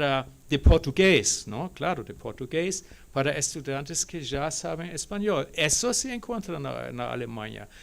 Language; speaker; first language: Portuguese; non-native, fluent; German